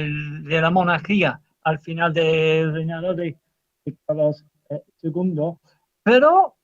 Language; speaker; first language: Spanish; non-native, learner; English